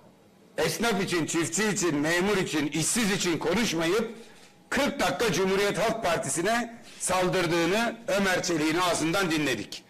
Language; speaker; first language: Turkish; native; Turkish